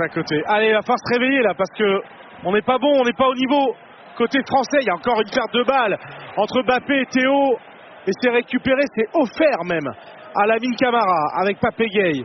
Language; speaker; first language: French; native; French